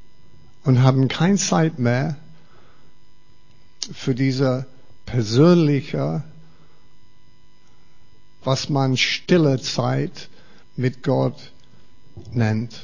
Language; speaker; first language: German; non-native, fluent; English